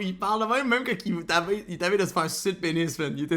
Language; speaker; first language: French; native; French